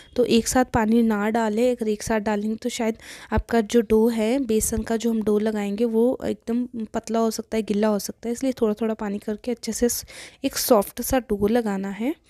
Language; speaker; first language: Hindi; native; Hindi